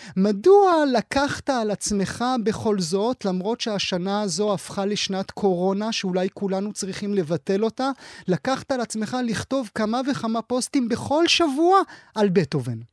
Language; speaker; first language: Hebrew; native; Hebrew